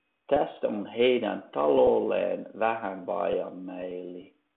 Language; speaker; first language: Finnish; non-native, learner; English